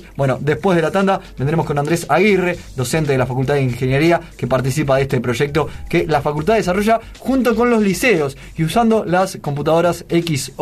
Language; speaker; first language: Spanish; native; Spanish